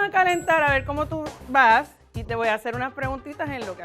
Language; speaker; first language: Spanish; native; Spanish